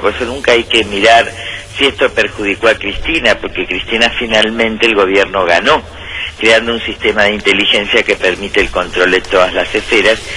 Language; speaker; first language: Spanish; native; Spanish